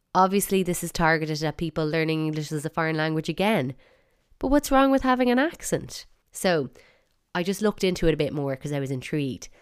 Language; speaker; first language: English; native; English